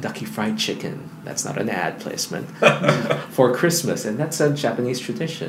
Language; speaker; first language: English; non-native, local second language; Filipino